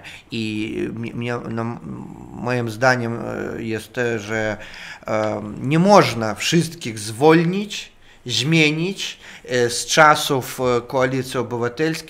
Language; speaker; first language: Polish; non-native, fluent; Russian